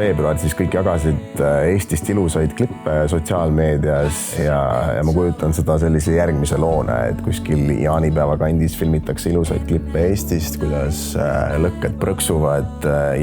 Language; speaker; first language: Estonian; native; Estonian